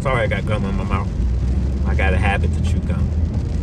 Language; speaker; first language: English; native; English